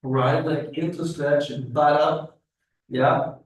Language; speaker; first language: English; non-native, fluent; German